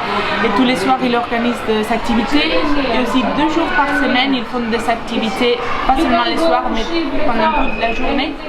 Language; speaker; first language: French; non-native, fluent; Italian